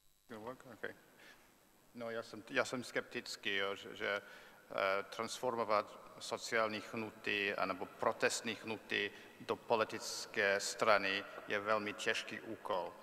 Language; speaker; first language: Czech; non-native, fluent; English